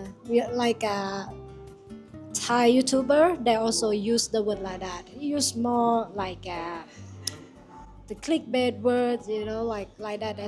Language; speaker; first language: English; non-native, learner; Thai